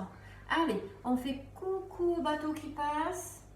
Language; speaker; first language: French; native; French